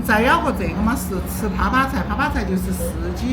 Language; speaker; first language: Chinese; native; Chinese